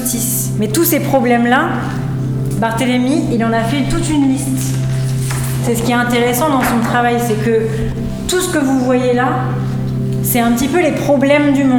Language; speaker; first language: French; native; French